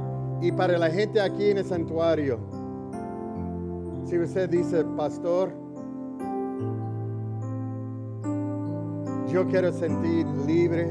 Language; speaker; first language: Spanish; early bilingual, heritage; English